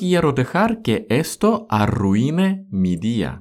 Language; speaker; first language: Spanish; non-native, fluent; Russian